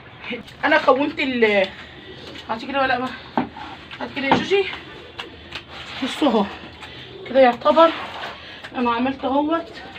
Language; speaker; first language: Arabic; native; Arabic